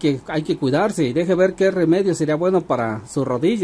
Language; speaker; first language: Spanish; native; Spanish